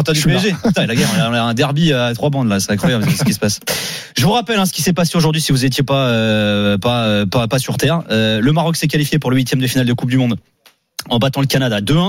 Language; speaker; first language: French; native; French